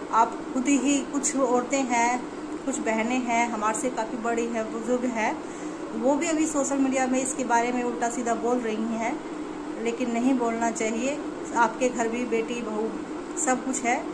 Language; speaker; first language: Hindi; native; Hindi